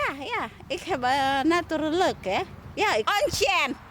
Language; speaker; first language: Dutch; non-native, learner; Indonesian